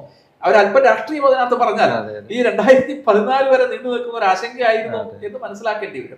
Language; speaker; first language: Malayalam; native; Malayalam